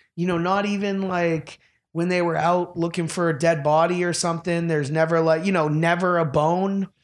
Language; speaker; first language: English; native; English